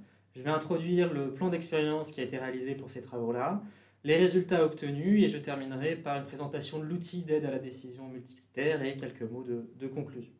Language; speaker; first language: French; native; French